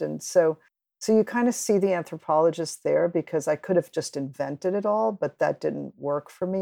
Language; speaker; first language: English; early bilingual, other home language; Spanish